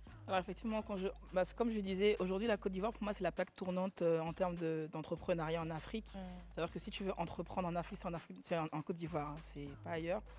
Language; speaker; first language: French; non-native, local second language; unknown